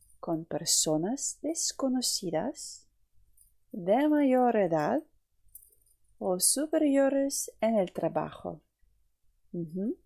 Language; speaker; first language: Spanish; non-native, fluent; Ukrainian